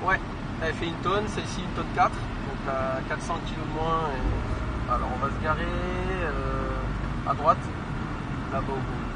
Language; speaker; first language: French; native; French